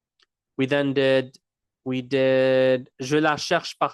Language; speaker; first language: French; non-native, local second language; English